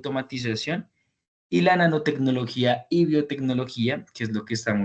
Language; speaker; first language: Spanish; native; Spanish